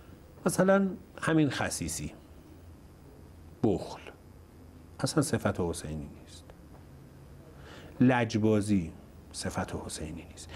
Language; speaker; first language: Persian; native; Persian